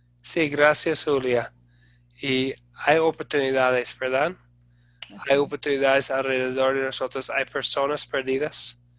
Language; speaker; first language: Spanish; non-native, fluent; English